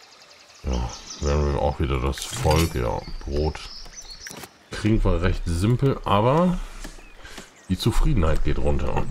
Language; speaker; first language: German; native; German